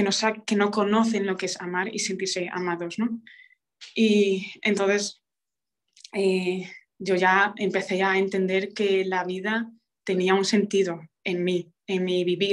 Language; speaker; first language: Spanish; early bilingual, other home language; Romanian